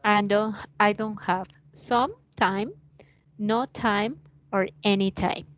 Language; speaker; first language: English; non-native, learner; Spanish